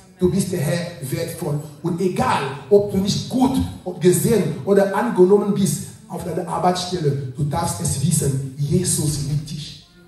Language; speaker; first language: German; non-native, fluent; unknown